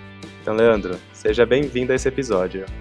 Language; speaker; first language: Portuguese; native; Portuguese